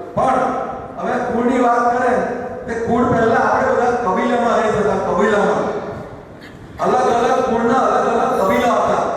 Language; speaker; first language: Gujarati; non-native, local second language; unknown